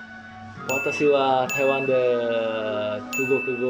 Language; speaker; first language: Japanese; non-native, learner; Indonesian